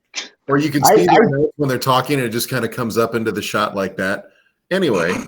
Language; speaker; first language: English; native; English